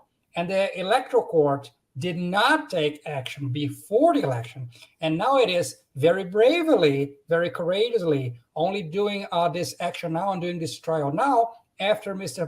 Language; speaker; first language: English; non-native, fluent; Portuguese